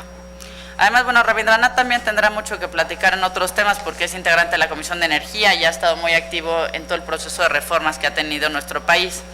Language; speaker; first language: Spanish; native; Spanish